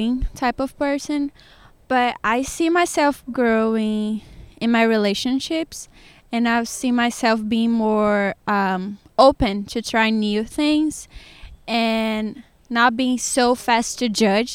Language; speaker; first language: English; non-native, fluent; Portuguese